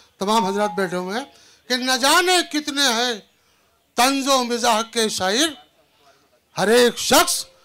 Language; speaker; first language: Urdu; native; Urdu